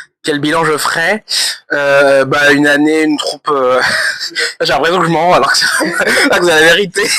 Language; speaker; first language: French; native; French